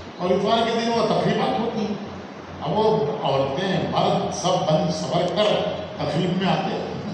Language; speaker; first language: Urdu; native; Urdu